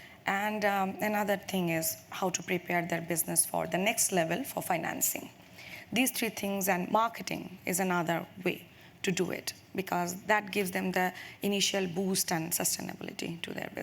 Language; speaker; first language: English; non-native, local second language; Bangla